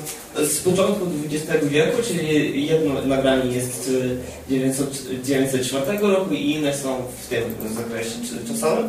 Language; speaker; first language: Polish; non-native, fluent; Ukrainian